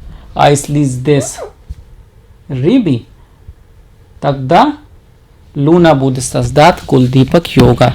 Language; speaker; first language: Russian; non-native, learner; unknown